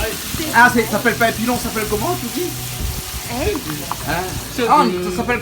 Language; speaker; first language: French; native; French